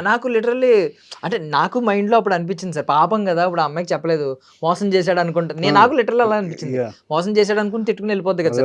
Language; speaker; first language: Telugu; native; Telugu